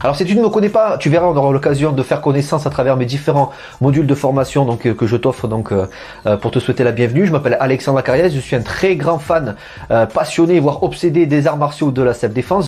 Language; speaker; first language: French; native; French